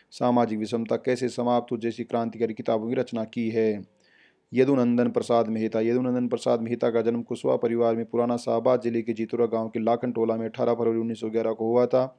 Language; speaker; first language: Hindi; native; Hindi